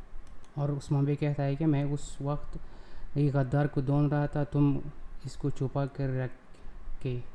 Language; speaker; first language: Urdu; non-native, local second language; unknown